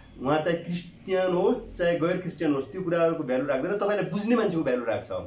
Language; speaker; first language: Nepali; native; Nepali